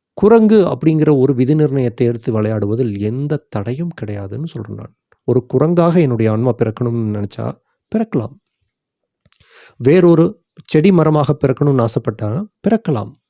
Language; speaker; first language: Tamil; native; Tamil